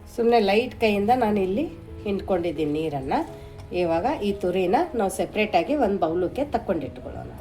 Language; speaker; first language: Kannada; native; Kannada